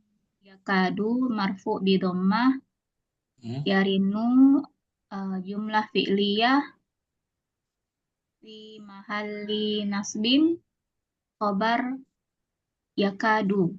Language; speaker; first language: Arabic; non-native, learner; Indonesian